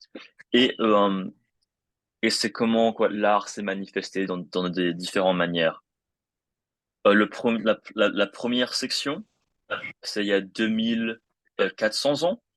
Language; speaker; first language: French; non-native, fluent; English